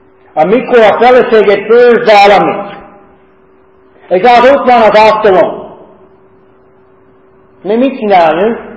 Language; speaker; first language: Hungarian; non-native, fluent; English